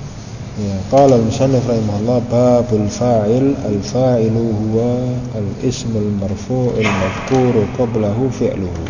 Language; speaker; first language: Arabic; non-native, fluent; Indonesian